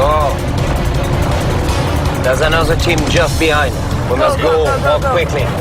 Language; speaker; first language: English; non-native, learner; French